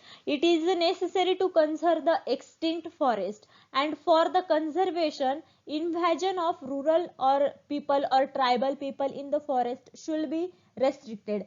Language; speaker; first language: English; non-native, local second language; Marathi